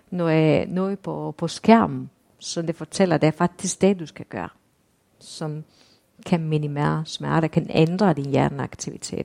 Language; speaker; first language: Danish; non-native, fluent; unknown